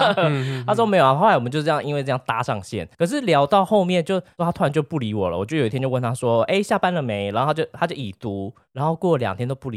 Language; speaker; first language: Chinese; native; Chinese